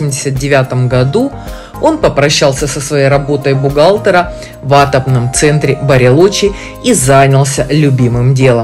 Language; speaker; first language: Russian; native; Russian